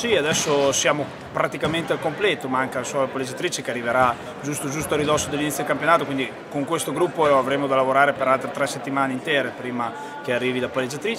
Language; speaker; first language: Italian; native; Italian